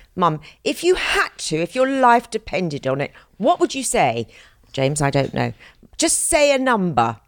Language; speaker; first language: English; native; English